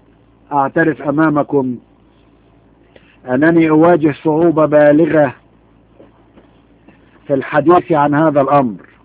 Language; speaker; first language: Arabic; native; Arabic